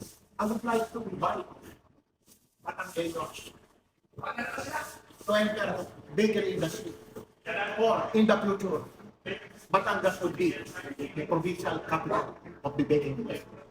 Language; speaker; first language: English; non-native, local second language; Filipino